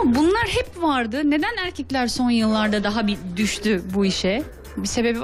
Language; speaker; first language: Turkish; native; Turkish